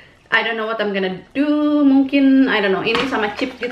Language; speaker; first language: English; non-native, fluent; Indonesian